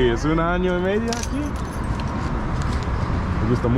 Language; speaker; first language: Spanish; non-native, learner; English